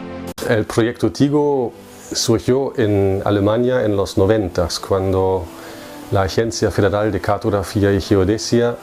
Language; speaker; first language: Spanish; non-native, fluent; German